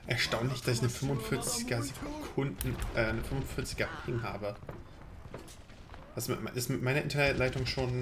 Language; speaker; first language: German; native; German